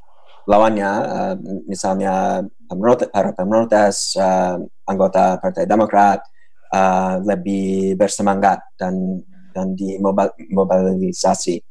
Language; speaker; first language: Indonesian; non-native, fluent; English